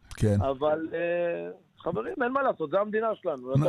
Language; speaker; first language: Hebrew; native; Hebrew